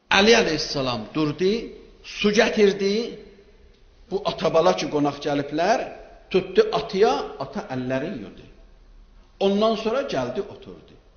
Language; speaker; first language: Azerbaijani; native; Azerbaijani